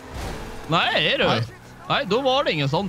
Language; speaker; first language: Swedish; native; Swedish